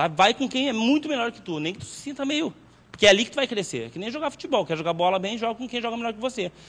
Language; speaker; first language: Portuguese; native; Portuguese